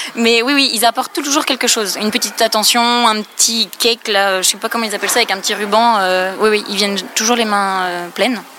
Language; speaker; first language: French; native; French